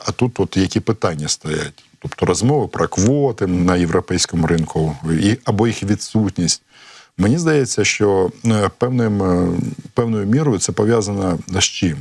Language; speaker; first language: Ukrainian; non-native, local second language; Russian